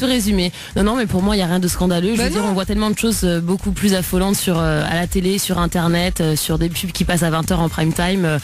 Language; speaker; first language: French; native; French